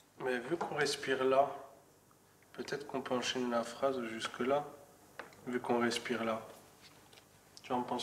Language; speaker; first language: French; native; French